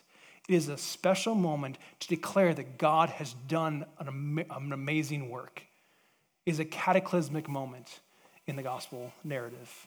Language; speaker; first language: English; native; English